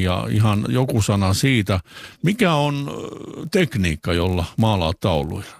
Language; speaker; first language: Finnish; native; Finnish